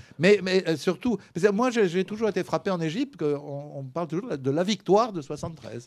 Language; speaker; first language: French; native; French